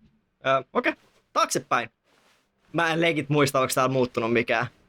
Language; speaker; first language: Finnish; native; Finnish